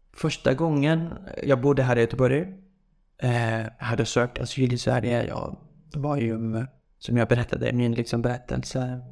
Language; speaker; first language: Swedish; non-native, fluent; Kurdish